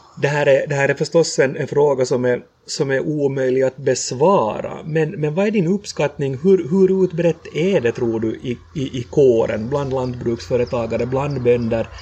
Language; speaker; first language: Swedish; native; Swedish